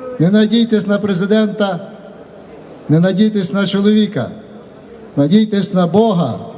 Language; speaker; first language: Ukrainian; native; Ukrainian